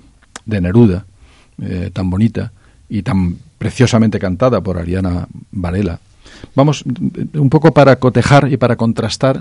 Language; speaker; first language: Spanish; native; Spanish